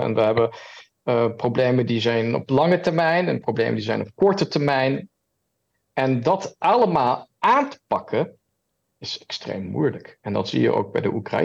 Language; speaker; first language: Dutch; early bilingual, heritage; German